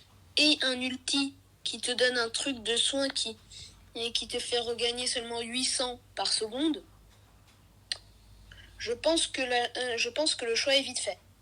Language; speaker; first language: French; native; French